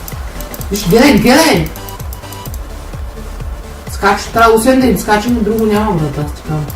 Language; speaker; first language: Bulgarian; native; Bulgarian